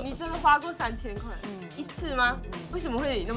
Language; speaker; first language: Chinese; native; Chinese